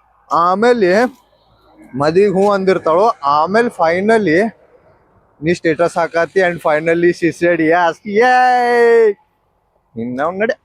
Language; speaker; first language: Kannada; native; Kannada